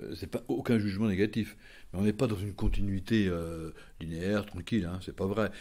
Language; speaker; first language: French; native; French